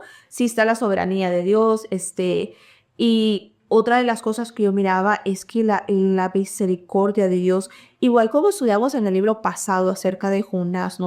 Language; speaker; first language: Spanish; early bilingual, heritage; Spanish